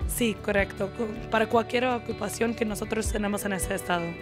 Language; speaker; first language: Spanish; early bilingual, other home language; English